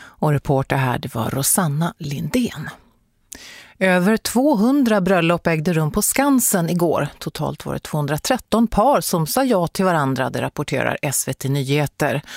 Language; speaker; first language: Swedish; native; Swedish